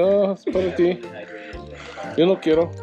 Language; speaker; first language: Spanish; non-native, learner; English